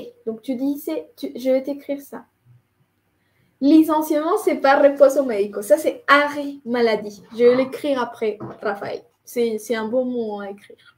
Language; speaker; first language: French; non-native, fluent; Spanish